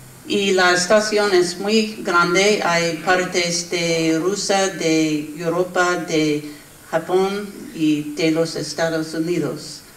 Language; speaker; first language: Spanish; non-native, learner; English